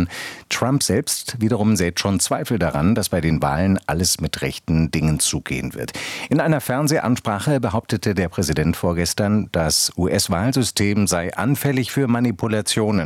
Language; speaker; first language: German; native; German